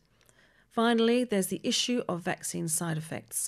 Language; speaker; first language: English; native; English